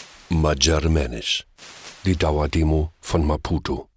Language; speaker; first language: German; native; German